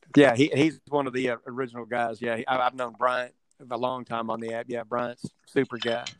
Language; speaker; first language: English; native; English